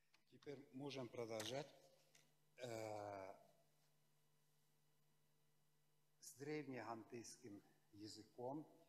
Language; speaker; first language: Russian; non-native, fluent; Hungarian